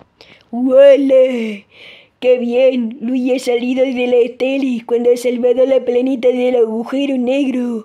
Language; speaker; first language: Spanish; native; Spanish